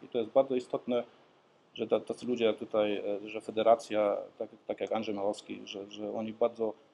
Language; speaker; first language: Polish; early bilingual, heritage; Polish